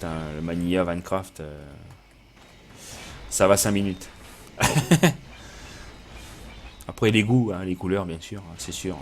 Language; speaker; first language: French; native; French